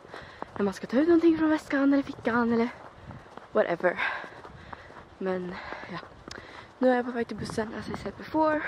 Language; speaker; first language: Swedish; early bilingual, other home language; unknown